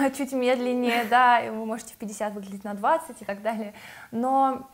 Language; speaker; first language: Russian; native; Russian